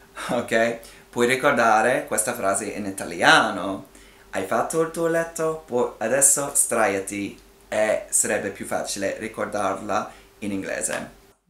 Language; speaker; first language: Italian; non-native, fluent; English